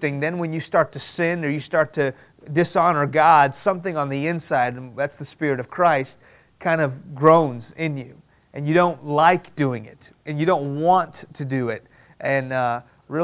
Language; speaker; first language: English; early bilingual, other home language; Persian